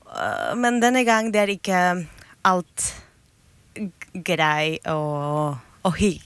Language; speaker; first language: Norwegian; non-native, learner; Spanish